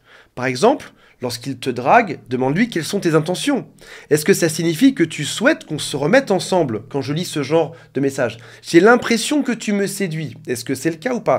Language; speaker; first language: French; native; French